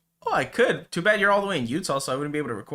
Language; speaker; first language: English; native; English